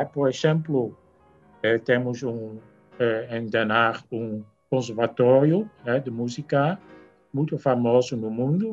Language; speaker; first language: Portuguese; non-native, fluent; Dutch